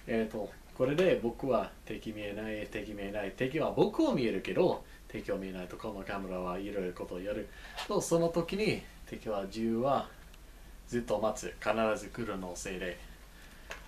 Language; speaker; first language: Japanese; non-native, learner; English